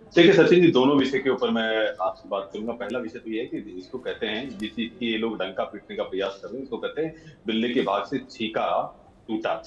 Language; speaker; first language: Hindi; native; Hindi